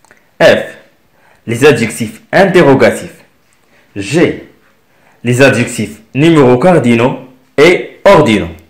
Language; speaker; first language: French; non-native, local second language; Arabic